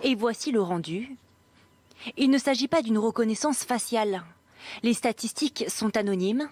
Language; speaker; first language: French; native; French